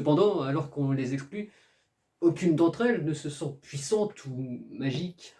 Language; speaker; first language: French; native; French